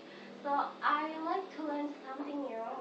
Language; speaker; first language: English; non-native, fluent; Indonesian